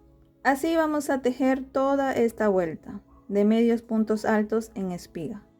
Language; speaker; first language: Spanish; native; Spanish